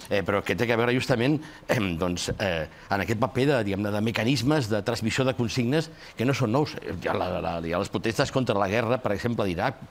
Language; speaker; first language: Catalan; non-native, local second language; Spanish